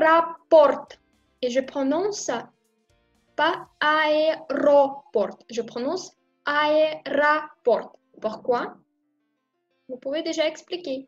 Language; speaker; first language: French; non-native, fluent; Russian